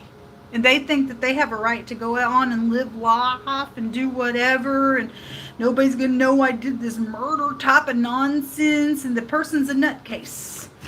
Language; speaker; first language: English; native; English